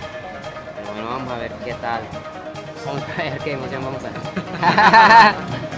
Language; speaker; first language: Spanish; non-native, fluent; Japanese